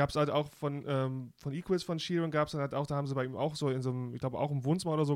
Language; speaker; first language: German; native; German